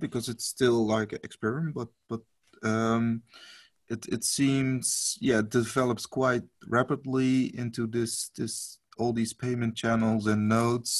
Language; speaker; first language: English; non-native, fluent; Dutch